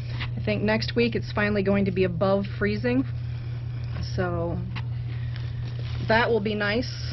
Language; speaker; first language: English; native; English